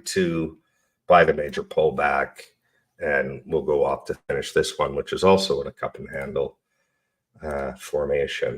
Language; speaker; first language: English; native; English